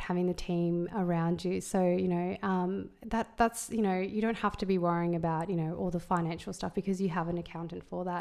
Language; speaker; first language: English; native; English